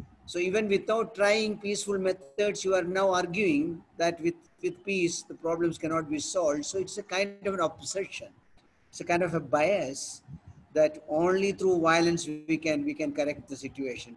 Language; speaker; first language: English; non-native, local second language; Hindi